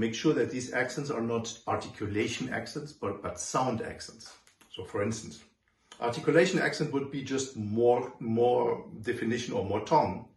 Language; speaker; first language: English; non-native, fluent; German